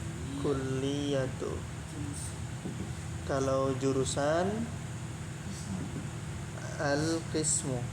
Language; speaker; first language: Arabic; non-native, fluent; Indonesian